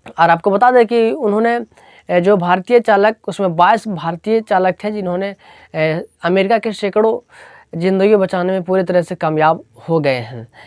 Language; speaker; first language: Hindi; native; Hindi